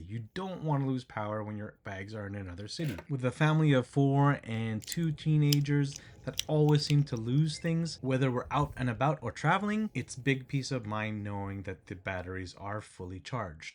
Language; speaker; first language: English; native; English